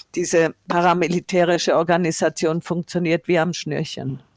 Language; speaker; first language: German; native; German